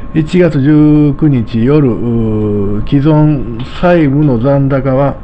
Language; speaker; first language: Japanese; native; Japanese